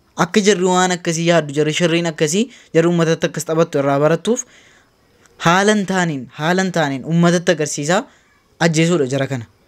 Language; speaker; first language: Oromo; native; Oromo